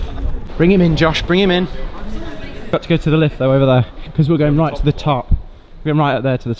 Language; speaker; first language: English; native; English